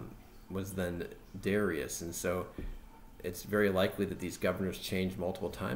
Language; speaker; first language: English; native; English